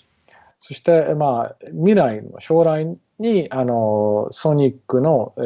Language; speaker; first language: Japanese; non-native, learner; English